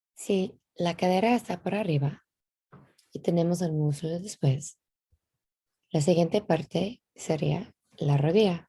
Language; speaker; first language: Spanish; non-native, fluent; English